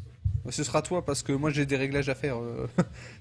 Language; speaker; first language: French; native; French